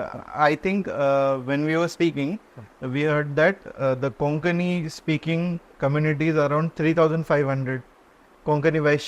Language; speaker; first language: English; non-native, local second language; Konkani